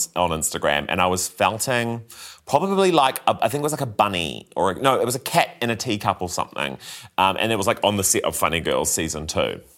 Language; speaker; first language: English; native; English